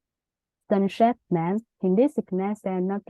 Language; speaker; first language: Hindi; non-native, learner; Chinese